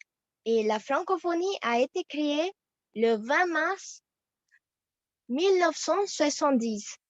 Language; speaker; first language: French; non-native, fluent; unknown